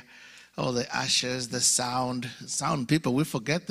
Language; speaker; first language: English; non-native, local second language; Ganda